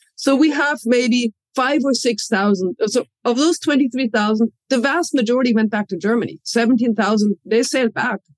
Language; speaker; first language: English; non-native, fluent; German